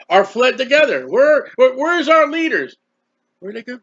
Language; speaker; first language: English; native; English